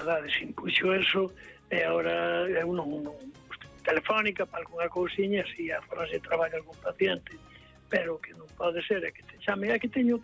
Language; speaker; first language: Galician; native; Galician